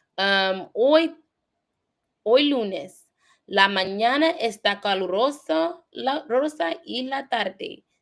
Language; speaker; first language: Spanish; non-native, learner; English